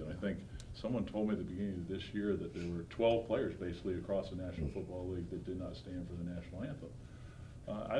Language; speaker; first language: English; native; English